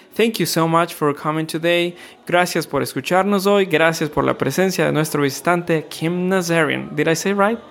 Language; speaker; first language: English; non-native, fluent; Spanish